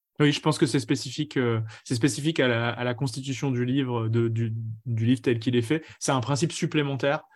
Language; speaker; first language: French; native; French